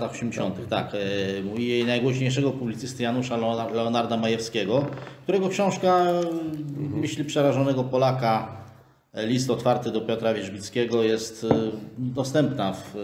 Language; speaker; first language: Polish; native; Polish